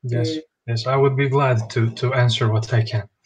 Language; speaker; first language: English; non-native, fluent; Bosnian